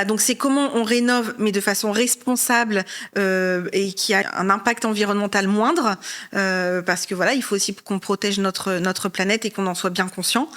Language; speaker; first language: French; native; French